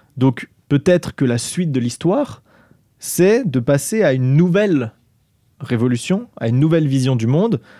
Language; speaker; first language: French; native; French